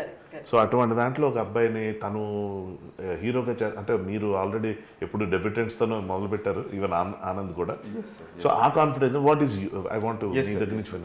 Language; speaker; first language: Telugu; native; Telugu